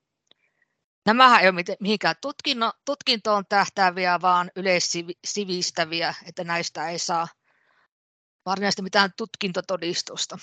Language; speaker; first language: Finnish; native; Finnish